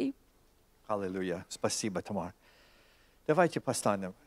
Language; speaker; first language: Russian; non-native, fluent; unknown